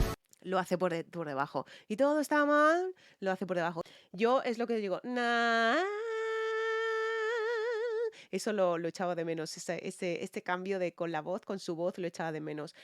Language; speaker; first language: Spanish; native; Spanish